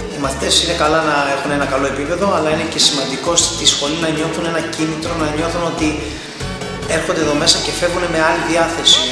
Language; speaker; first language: Greek; early bilingual, heritage; Greek